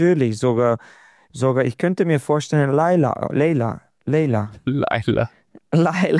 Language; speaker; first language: German; non-native, learner; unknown